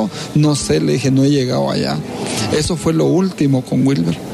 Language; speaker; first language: Spanish; native; Spanish